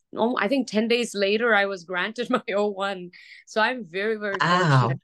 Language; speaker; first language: English; early bilingual, other home language; Arabic